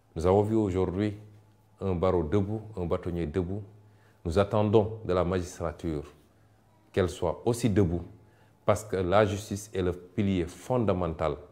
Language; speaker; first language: French; non-native, local second language; Wolof